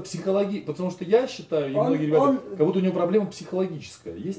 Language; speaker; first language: Russian; native; Russian